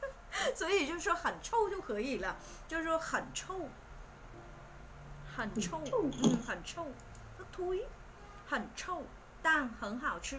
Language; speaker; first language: Chinese; non-native, fluent; Vietnamese